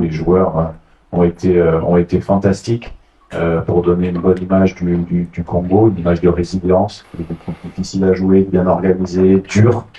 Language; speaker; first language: French; non-native, fluent; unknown